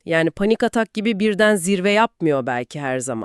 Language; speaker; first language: Turkish; native; Turkish